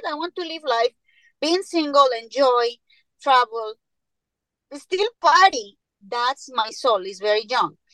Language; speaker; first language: English; non-native, fluent; Spanish